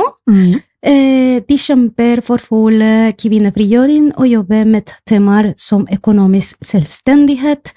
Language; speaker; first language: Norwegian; non-native, fluent; Spanish